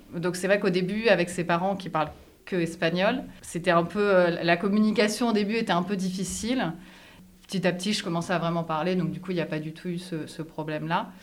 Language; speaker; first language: French; native; French